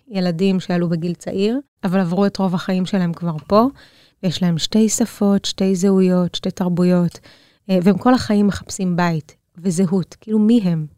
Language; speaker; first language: Hebrew; early bilingual, other home language; Russian